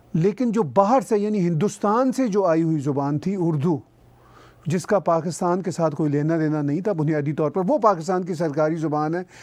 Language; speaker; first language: Urdu; non-native, local second language; Punjabi